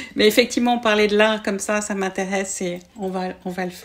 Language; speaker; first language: French; native; French